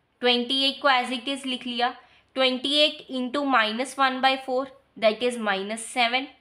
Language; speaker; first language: Hindi; native; Hindi